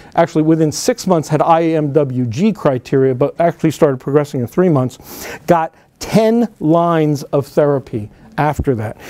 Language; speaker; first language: English; native; English